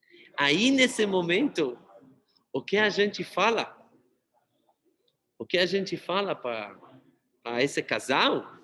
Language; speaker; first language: Portuguese; non-native, fluent; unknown